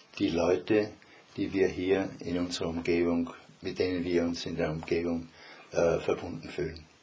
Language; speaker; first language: German; native; German